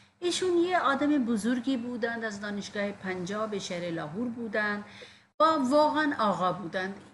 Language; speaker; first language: Persian; non-native, fluent; Urdu